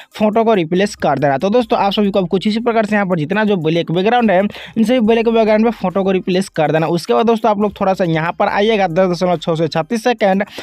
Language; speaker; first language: Hindi; native; Hindi